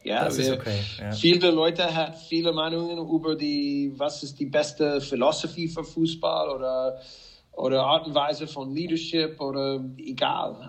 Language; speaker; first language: German; non-native, fluent; English